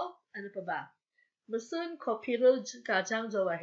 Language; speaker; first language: Korean; non-native, fluent; Filipino